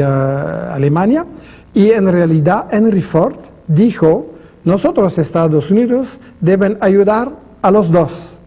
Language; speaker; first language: Spanish; non-native, fluent; French